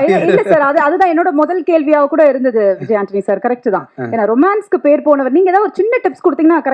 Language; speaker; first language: Tamil; native; Tamil